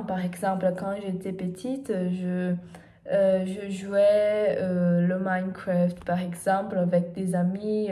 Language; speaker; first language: French; non-native, learner; Portuguese